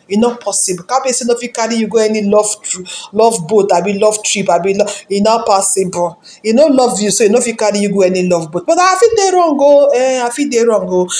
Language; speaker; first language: Nigerian Pidgin; non-native, local second language; Yoruba